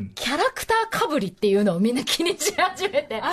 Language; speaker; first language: Japanese; native; Japanese